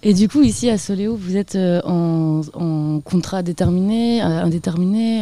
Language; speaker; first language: French; native; French